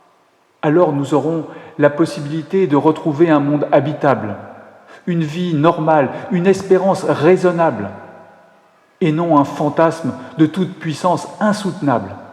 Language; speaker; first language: French; native; French